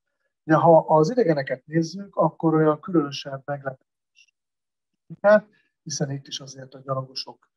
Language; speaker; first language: Hungarian; native; Hungarian